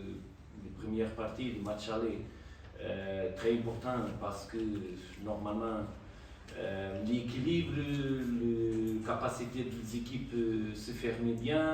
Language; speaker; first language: French; non-native, learner; Portuguese